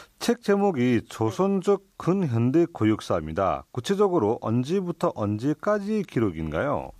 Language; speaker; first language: Korean; non-native, fluent; Nepali